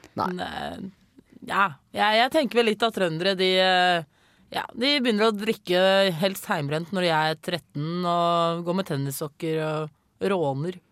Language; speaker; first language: Norwegian; native; Norwegian